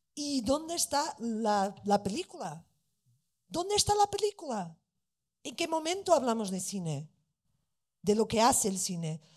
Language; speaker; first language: Spanish; non-native, fluent; Portuguese